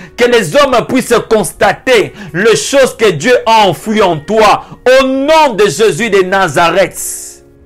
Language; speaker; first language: French; non-native, local second language; Lingala